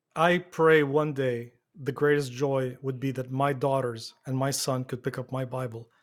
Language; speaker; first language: English; non-native, fluent; Arabic